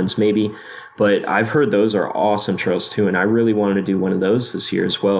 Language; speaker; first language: English; native; English